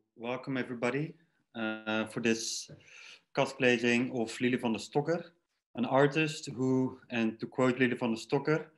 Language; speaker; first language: English; non-native, fluent; Dutch